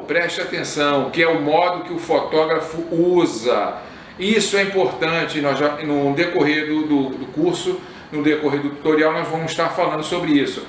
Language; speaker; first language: Portuguese; native; Portuguese